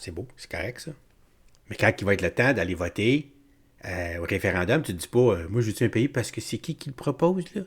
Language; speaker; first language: French; native; French